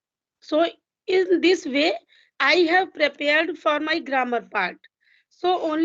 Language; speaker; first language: English; non-native, local second language; Hindi